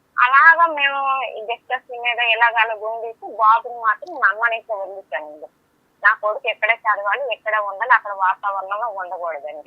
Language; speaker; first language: Telugu; native; Telugu